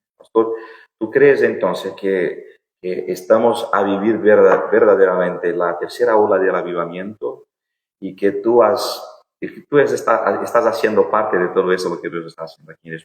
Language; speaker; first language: Spanish; non-native, fluent; Portuguese